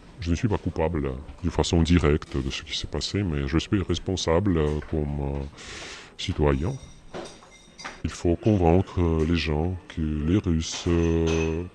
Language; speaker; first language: French; non-native, fluent; Russian